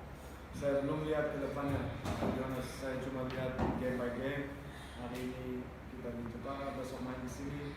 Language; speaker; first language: Indonesian; non-native, fluent; Dutch